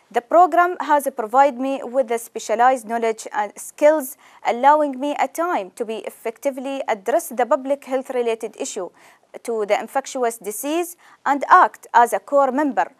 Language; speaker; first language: English; non-native, fluent; Arabic